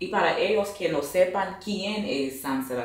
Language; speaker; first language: Spanish; non-native, fluent; English